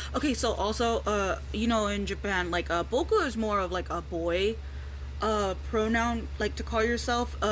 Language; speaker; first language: English; native; English